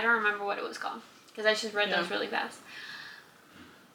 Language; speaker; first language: English; non-native, fluent; Spanish